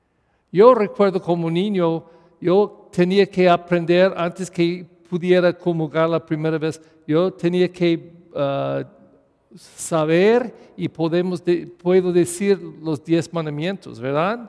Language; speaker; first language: Spanish; non-native, fluent; English